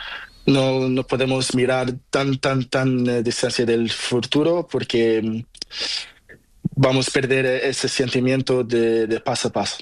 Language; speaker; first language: Spanish; non-native, learner; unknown